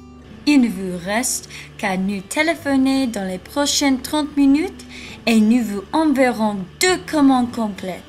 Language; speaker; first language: French; non-native, learner; English